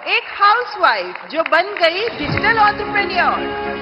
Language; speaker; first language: Hindi; native; Hindi